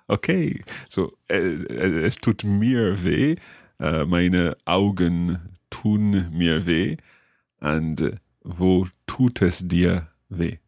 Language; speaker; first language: German; non-native, learner; English